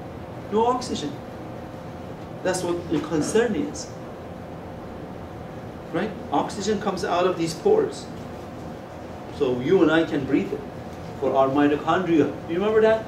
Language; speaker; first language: English; non-native, fluent; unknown